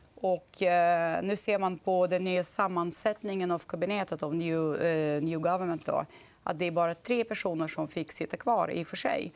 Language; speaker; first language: Swedish; non-native, fluent; Russian